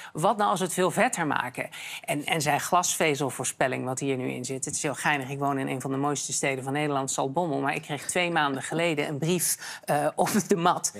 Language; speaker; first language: Dutch; native; Dutch